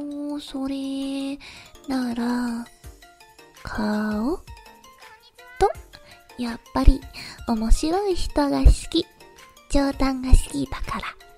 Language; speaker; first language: Japanese; non-native, learner; English